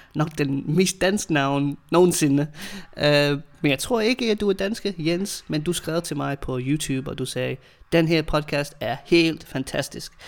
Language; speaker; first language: Danish; non-native, fluent; English